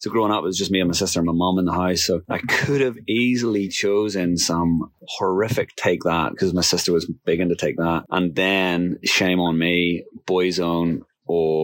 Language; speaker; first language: English; native; English